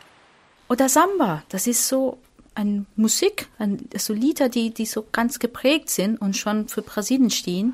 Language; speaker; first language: German; non-native, fluent; Portuguese